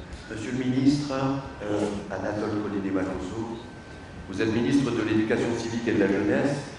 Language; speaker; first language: French; native; French